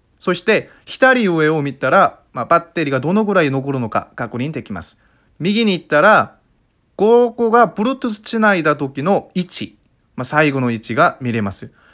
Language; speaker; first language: Japanese; non-native, fluent; Korean